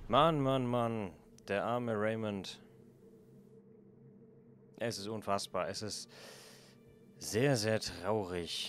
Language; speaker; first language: German; native; German